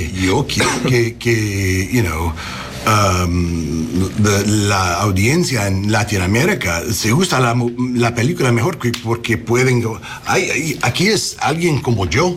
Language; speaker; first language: Spanish; early bilingual, heritage; English